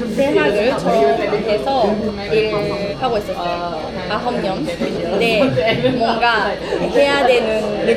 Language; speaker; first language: Korean; non-native, learner; Japanese